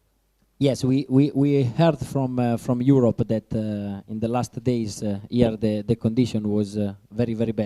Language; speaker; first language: English; non-native, learner; Italian